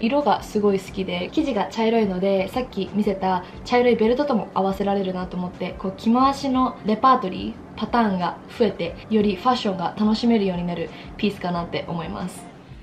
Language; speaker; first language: Japanese; early bilingual, heritage; Japanese